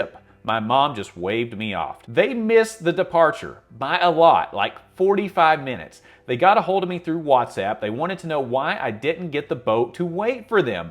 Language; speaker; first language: English; native; English